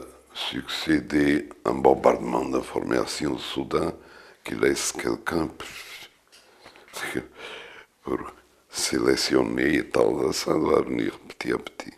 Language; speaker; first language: French; non-native, fluent; Portuguese